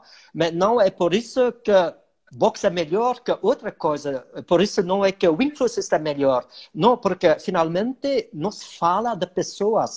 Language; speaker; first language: Portuguese; non-native, learner; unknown